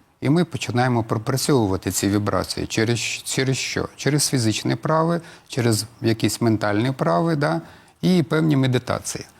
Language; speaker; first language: Ukrainian; non-native, local second language; Russian